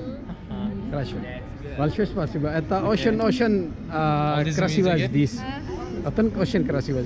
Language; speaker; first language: Russian; non-native, learner; Urdu